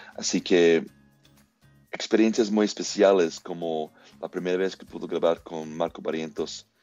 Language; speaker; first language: Spanish; non-native, fluent; English